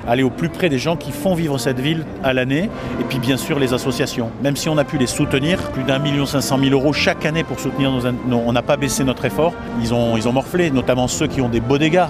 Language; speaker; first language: French; native; French